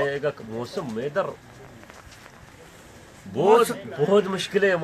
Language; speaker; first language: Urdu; non-native, learner; Arabic